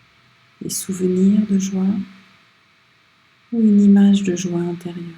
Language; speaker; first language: French; native; French